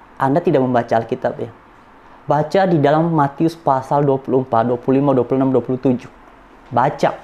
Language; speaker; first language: Indonesian; non-native, local second language; Nias